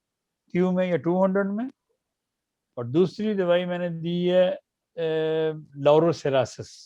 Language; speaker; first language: Urdu; native; Urdu